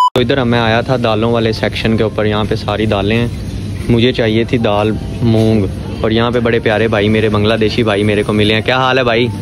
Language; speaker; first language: Urdu; native; Urdu